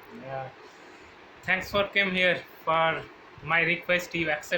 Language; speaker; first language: English; non-native, learner; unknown